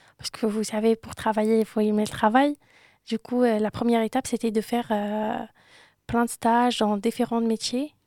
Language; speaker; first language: French; non-native, local second language; Arabic